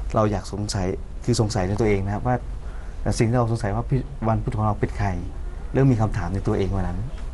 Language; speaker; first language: Thai; non-native, local second language; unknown